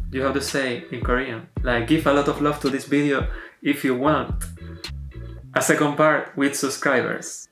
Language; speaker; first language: English; non-native, learner; Spanish